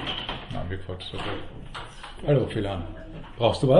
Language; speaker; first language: German; native; German